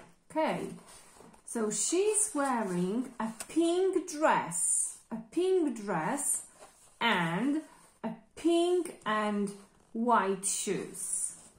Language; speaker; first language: English; non-native, fluent; Polish